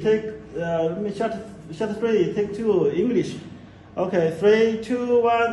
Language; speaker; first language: English; non-native, learner; Bangla